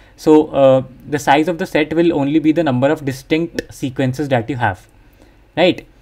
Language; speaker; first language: English; non-native, local second language; Hindi